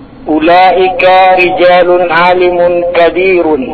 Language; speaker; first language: Arabic; non-native, learner; Indonesian